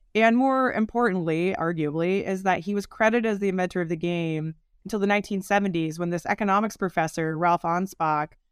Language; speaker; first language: English; native; English